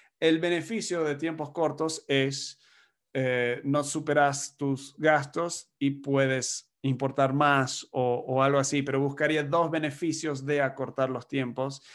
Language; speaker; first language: Spanish; non-native, fluent; English